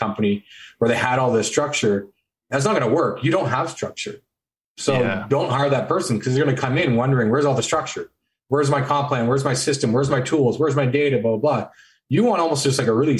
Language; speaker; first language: English; native; English